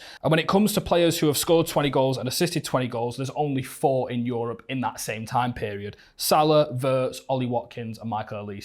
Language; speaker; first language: English; native; English